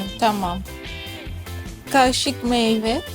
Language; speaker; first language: Turkish; non-native, learner; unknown